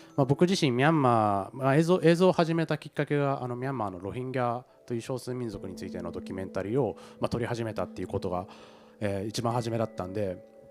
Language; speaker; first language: Japanese; native; Japanese